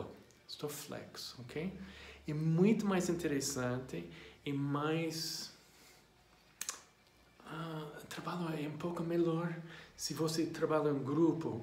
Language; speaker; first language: Portuguese; non-native, fluent; English